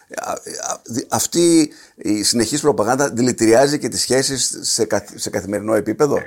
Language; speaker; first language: Greek; native; Greek